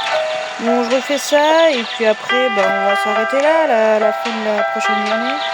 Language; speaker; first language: French; native; French